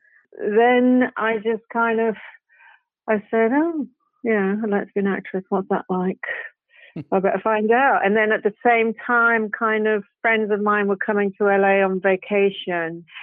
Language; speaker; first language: English; native; English